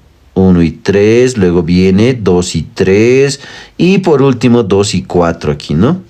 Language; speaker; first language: Spanish; native; Spanish